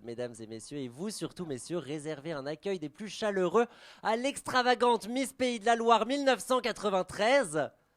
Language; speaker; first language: French; native; French